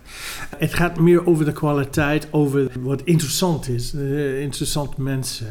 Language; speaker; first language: Dutch; non-native, fluent; English